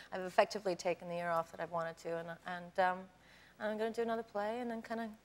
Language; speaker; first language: English; native; English